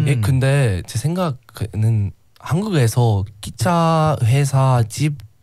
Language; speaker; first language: Korean; non-native, learner; English